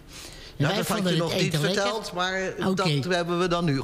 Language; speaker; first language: Dutch; native; Dutch